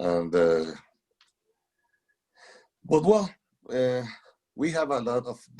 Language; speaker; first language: English; non-native, learner; Spanish